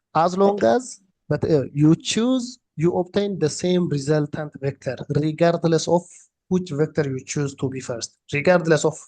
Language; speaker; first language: English; non-native, local second language; Amharic